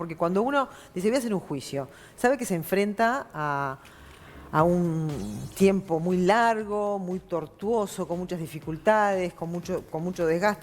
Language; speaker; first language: Spanish; native; Spanish